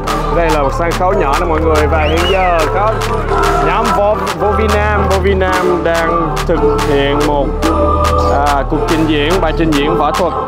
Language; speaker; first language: Vietnamese; early bilingual, heritage; Vietnamese